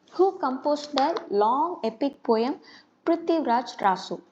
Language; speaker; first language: English; non-native, local second language; Tamil